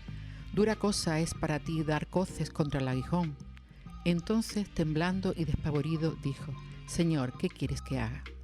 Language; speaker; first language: Spanish; native; Spanish